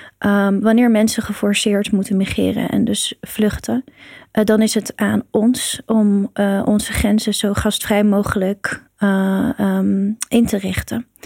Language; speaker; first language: Dutch; early bilingual, other home language; Persian